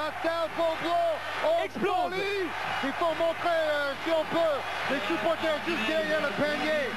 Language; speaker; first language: French; native; French